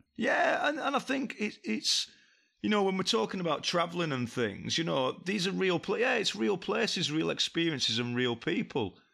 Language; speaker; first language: English; native; English